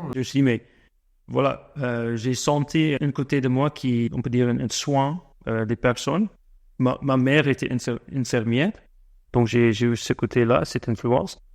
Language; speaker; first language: French; non-native, fluent; English